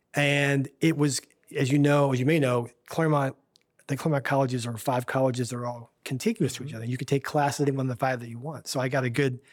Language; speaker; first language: English; native; English